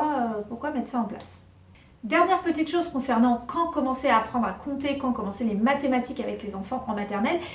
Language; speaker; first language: French; native; French